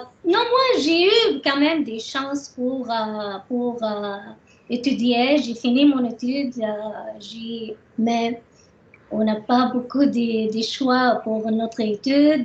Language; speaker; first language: French; non-native, learner; Arabic